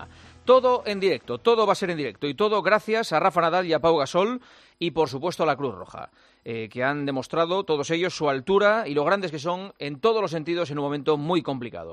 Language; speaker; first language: Spanish; native; Spanish